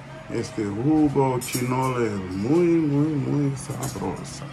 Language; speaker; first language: Spanish; non-native, learner; English